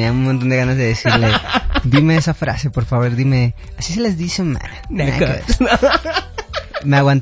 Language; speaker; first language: Spanish; native; Spanish